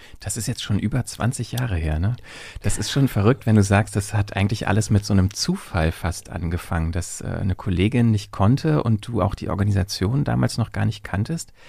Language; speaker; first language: German; native; German